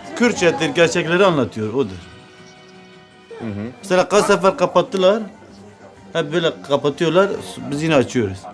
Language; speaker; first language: Turkish; non-native, local second language; Kurdish